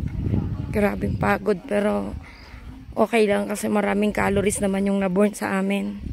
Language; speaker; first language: Filipino; native; Filipino